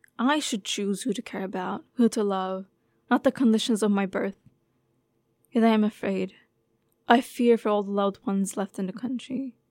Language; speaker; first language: English; non-native, fluent; Turkish